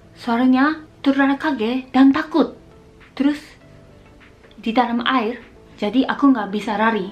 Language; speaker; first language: Indonesian; non-native, fluent; Japanese